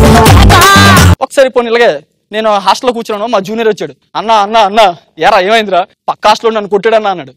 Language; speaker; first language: Telugu; native; Telugu